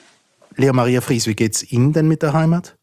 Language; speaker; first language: German; native; German